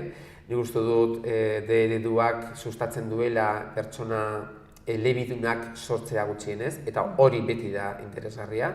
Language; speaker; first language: Basque; native; Basque